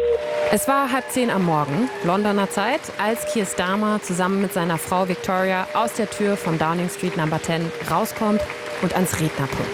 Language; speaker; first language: German; native; German